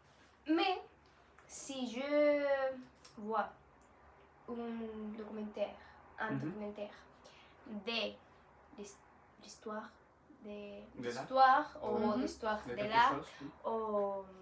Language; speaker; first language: French; non-native, learner; Spanish